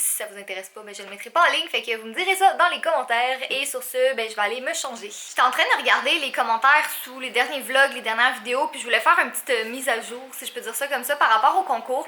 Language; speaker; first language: French; native; French